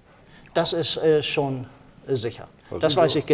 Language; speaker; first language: German; native; German